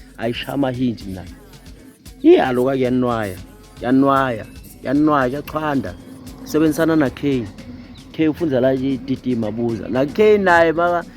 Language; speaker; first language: Zulu; non-native, local second language; Swati